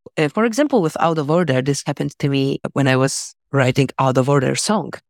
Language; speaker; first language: English; non-native, fluent; Polish